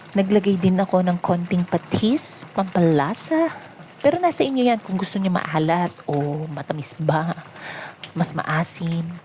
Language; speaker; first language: Filipino; non-native, local second language; Pampanga